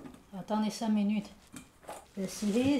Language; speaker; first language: French; non-native, learner; Chinese